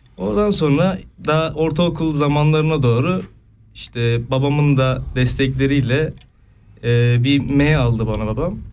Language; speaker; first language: Turkish; native; Turkish